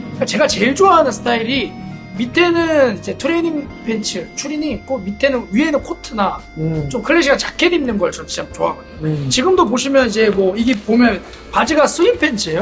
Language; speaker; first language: Korean; native; Korean